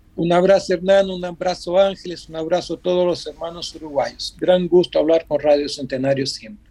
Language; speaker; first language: Spanish; non-native, fluent; Portuguese